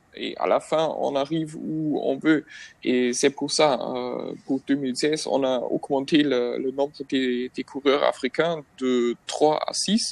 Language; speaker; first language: French; non-native, fluent; German